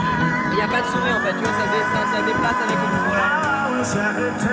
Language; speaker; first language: French; native; French